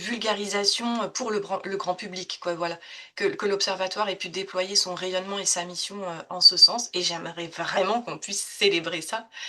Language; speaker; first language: French; native; French